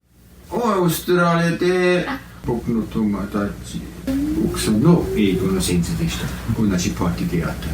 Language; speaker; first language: Japanese; non-native, fluent; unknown